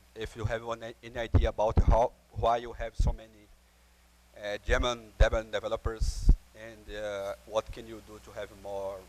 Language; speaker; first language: English; non-native, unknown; Portuguese